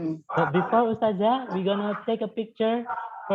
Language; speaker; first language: English; non-native, fluent; Indonesian